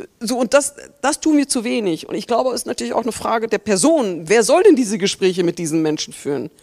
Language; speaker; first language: German; native; German